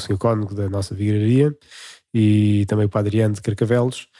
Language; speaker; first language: Portuguese; native; Portuguese